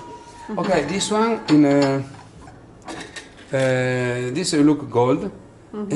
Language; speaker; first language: English; non-native, learner; Italian